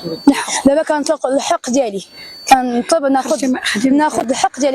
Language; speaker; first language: Arabic; early bilingual, heritage; Arabic